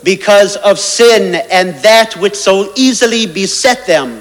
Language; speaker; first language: English; native; English